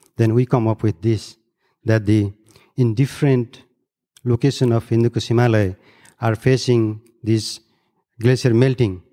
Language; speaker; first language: English; non-native, local second language; Nepali